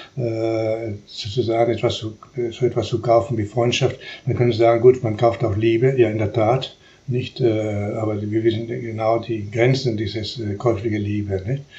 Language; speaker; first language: German; non-native, fluent; Spanish